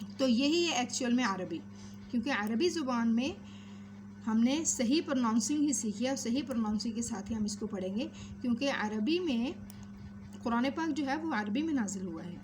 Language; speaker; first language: Urdu; native; Urdu